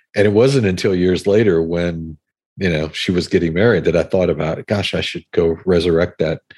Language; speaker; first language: English; native; English